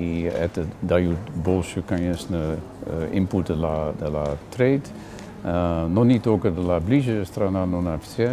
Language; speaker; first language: Russian; non-native, learner; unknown